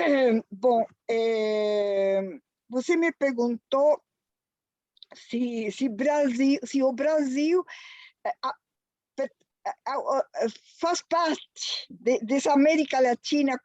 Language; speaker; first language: Portuguese; non-native, fluent; Spanish